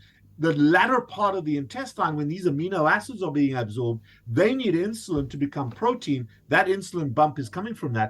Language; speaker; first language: English; native; English